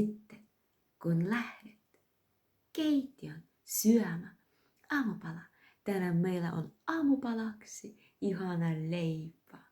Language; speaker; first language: Finnish; non-native, fluent; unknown